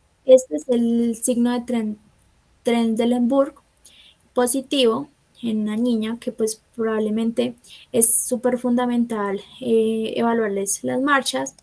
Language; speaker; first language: Spanish; native; Spanish